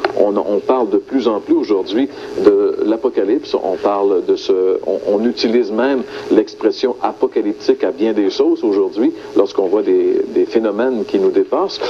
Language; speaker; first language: French; native; French